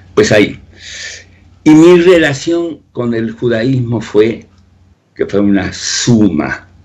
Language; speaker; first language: Spanish; native; Spanish